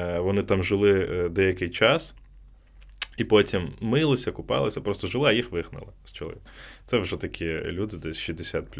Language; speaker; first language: Ukrainian; non-native, local second language; Crimean Tatar